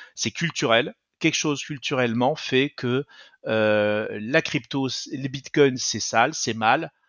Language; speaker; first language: French; early bilingual, other home language; Spanish